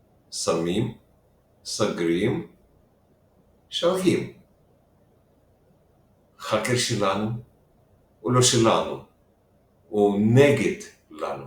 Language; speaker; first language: Hebrew; non-native, fluent; Russian